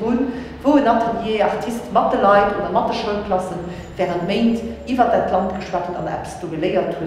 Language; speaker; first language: German; non-native, local second language; Luxembourgish